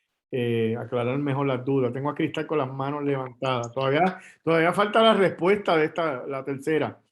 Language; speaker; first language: Spanish; native; Spanish